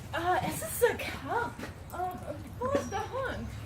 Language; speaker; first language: German; non-native, learner; English